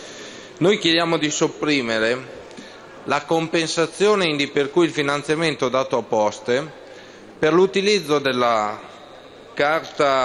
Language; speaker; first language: Italian; native; Italian